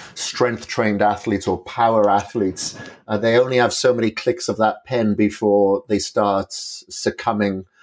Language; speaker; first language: English; native; English